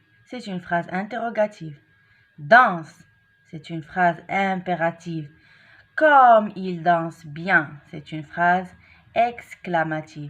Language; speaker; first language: French; non-native, local second language; Arabic